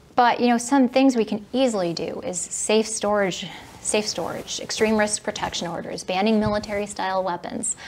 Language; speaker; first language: English; native; English